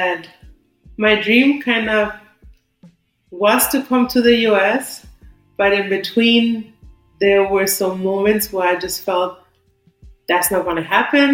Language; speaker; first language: English; non-native, fluent; German